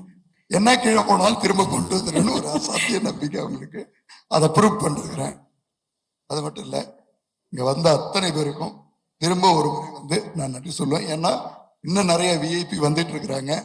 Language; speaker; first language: Tamil; native; Tamil